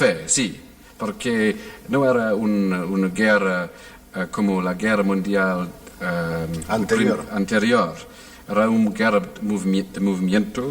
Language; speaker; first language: Spanish; non-native, fluent; English